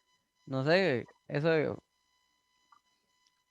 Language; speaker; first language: Spanish; native; Spanish